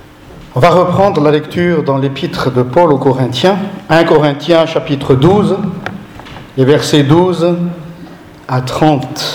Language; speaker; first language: French; non-native, local second language; Malagasy